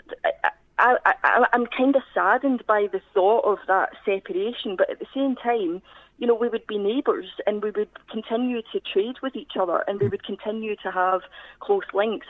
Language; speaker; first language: English; native; English